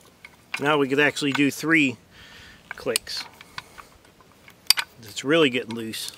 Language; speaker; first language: English; native; English